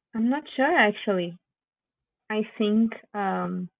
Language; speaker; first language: English; non-native, fluent; Portuguese